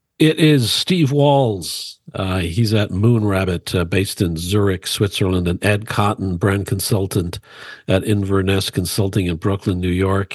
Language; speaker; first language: English; native; English